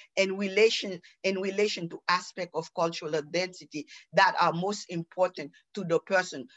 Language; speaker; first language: English; non-native, fluent; Haitian Creole